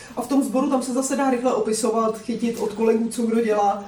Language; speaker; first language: Czech; native; Czech